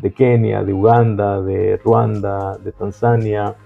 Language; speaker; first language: Spanish; native; Spanish